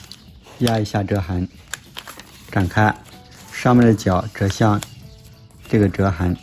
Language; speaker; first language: Chinese; native; Chinese